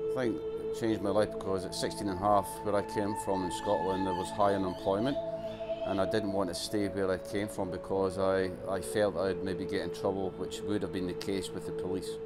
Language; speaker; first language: English; native; English